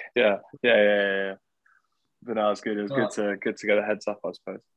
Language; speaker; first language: English; native; English